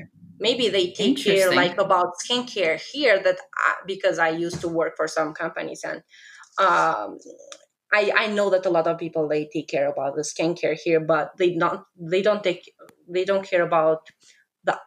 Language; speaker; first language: English; non-native, fluent; Albanian